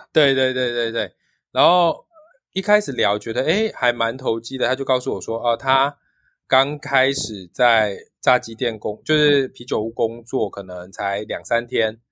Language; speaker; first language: Chinese; native; Chinese